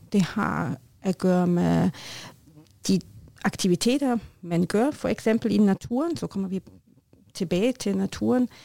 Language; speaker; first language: Norwegian; non-native, learner; German